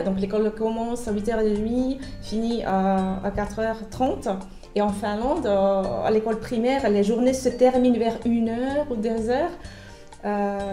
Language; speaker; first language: French; non-native, fluent; Finnish